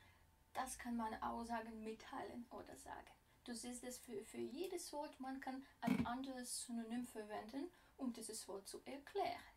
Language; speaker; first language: German; non-native, fluent; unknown